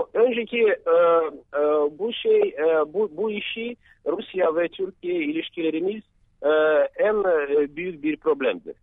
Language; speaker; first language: Turkish; non-native, fluent; Russian